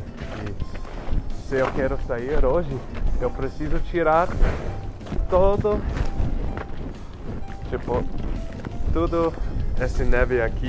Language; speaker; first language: Portuguese; non-native, fluent; English